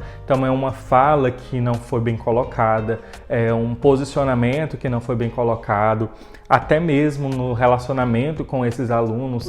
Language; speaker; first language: Portuguese; native; Portuguese